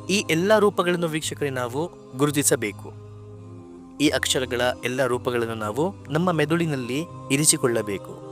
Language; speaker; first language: Kannada; non-native, local second language; Urdu